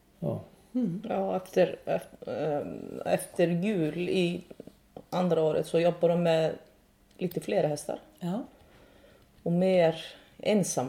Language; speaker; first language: Swedish; non-native, fluent; Icelandic